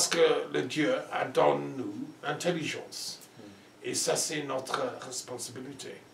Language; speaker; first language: French; non-native, learner; English